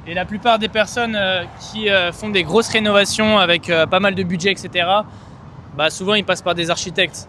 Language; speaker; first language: French; native; French